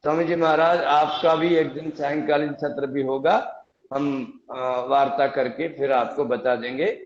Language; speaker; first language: Hindi; non-native, local second language; Kannada